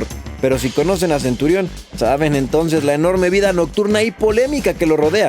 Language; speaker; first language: Spanish; native; Spanish